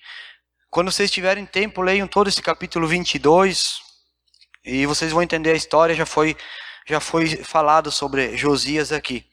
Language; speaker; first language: Portuguese; native; Portuguese